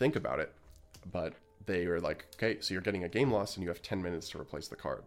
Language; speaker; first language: English; native; English